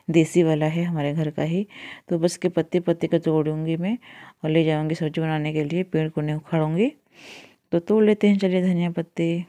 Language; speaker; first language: Hindi; non-native, local second language; Odia